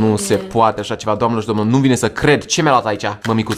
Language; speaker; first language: Romanian; native; Romanian